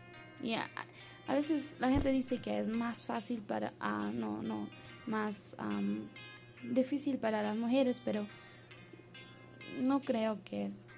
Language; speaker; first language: Spanish; non-native, learner; English